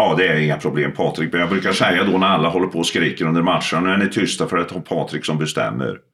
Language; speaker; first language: Swedish; early bilingual, other home language; Finnish